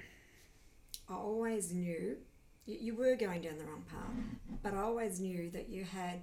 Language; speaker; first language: English; native; English